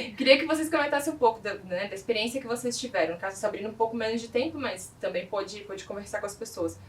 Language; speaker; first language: Portuguese; native; Portuguese